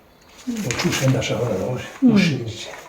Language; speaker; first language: Chinese; non-native, fluent; Italian